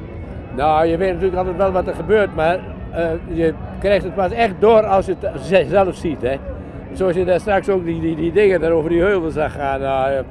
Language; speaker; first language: Dutch; native; Dutch